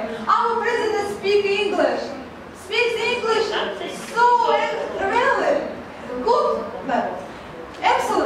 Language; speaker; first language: English; non-native, learner; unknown